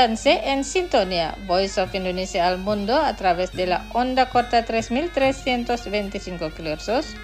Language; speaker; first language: Spanish; non-native, fluent; Indonesian